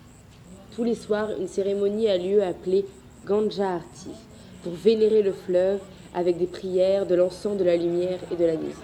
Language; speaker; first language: French; native; French